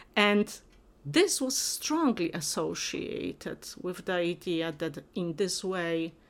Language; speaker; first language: English; non-native, fluent; Polish